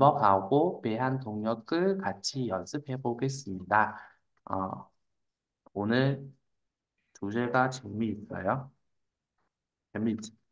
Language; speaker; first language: Korean; non-native, fluent; Vietnamese